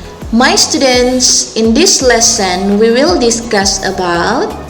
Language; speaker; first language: English; non-native, local second language; Indonesian